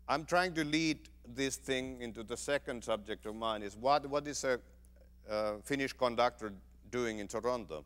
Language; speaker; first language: English; non-native, fluent; Finnish